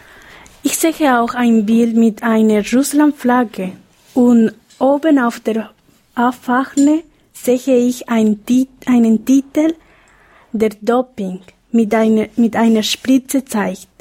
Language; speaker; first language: German; non-native, learner; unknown